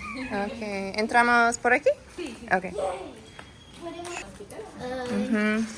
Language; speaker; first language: Spanish; non-native, learner; English